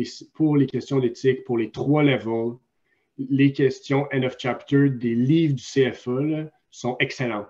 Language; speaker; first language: French; native; French